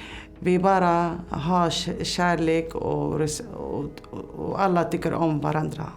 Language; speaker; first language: Swedish; non-native, fluent; Arabic